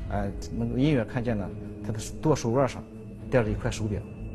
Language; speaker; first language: Chinese; native; Chinese